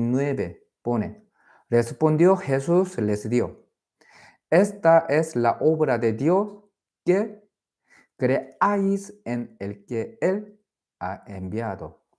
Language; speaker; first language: Spanish; non-native, fluent; Korean